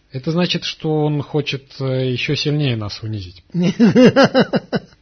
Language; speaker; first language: Russian; native; Russian